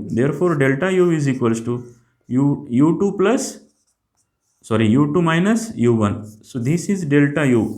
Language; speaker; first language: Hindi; non-native, local second language; Marathi